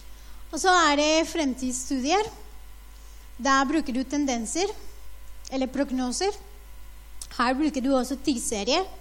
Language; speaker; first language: Norwegian; non-native, fluent; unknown